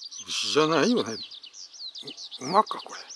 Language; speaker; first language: Japanese; native; Japanese